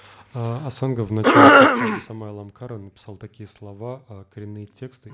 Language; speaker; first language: Russian; native; Russian